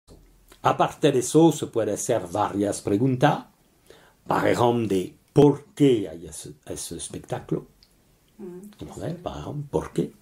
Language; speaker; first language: Spanish; non-native, learner; French